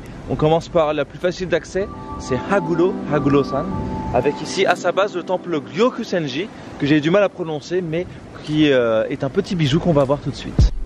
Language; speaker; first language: French; native; French